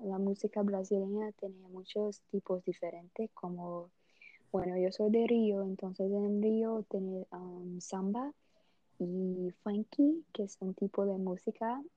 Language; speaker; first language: Spanish; early bilingual, heritage; Portuguese